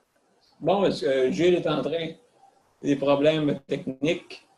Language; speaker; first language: French; native; French